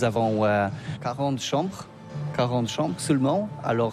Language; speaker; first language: French; non-native, learner; Polish